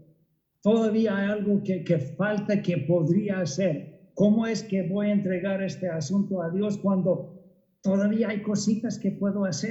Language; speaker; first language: Spanish; non-native, fluent; English